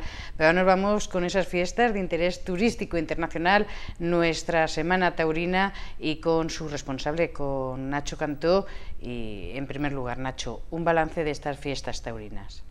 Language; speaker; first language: Spanish; native; Spanish